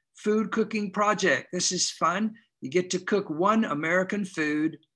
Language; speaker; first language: English; native; English